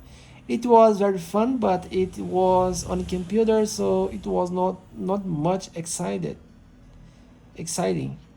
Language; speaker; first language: English; non-native, learner; Portuguese